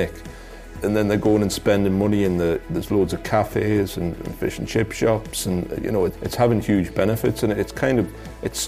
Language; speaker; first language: English; native; English